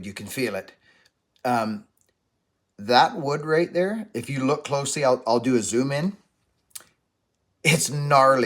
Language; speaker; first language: English; native; English